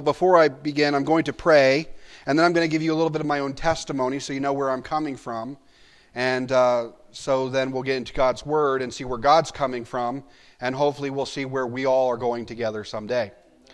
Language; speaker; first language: English; native; English